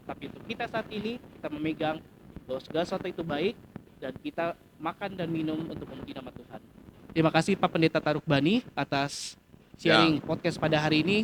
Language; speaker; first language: Indonesian; native; Indonesian